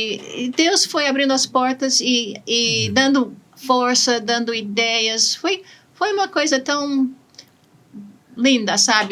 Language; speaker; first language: Portuguese; non-native, fluent; English